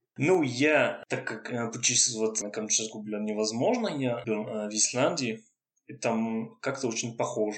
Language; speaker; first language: Russian; non-native, fluent; French